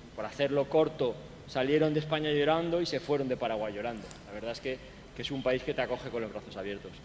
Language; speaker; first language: Spanish; native; Spanish